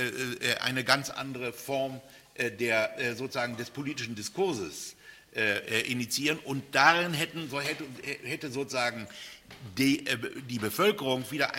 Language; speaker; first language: German; native; German